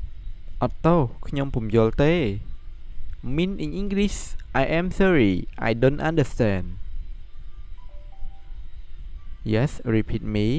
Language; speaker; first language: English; non-native, learner; Khmer